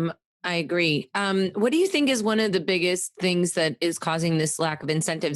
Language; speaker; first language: English; native; English